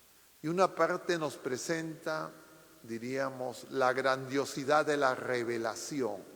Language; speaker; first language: Spanish; native; Spanish